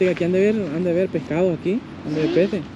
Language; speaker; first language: Spanish; native; Spanish